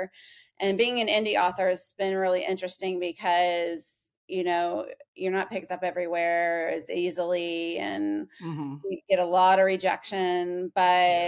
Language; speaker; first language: English; native; English